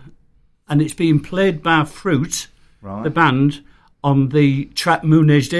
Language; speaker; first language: English; native; English